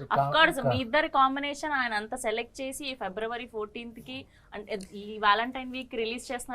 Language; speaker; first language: Telugu; native; Telugu